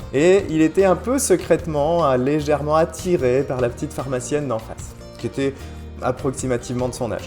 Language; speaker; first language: French; native; French